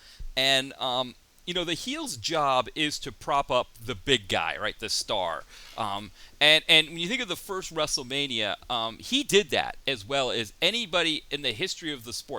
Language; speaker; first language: English; native; English